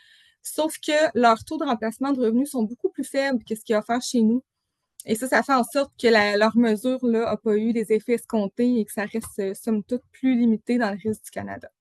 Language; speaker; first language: French; native; French